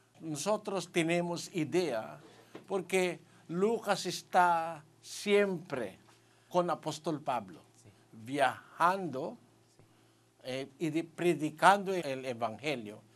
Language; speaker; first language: Spanish; non-native, learner; Filipino